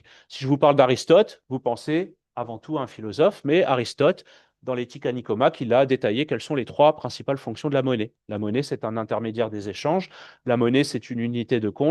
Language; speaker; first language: French; native; French